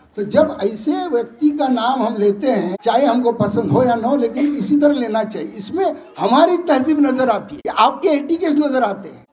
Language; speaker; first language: Hindi; non-native, local second language; Marathi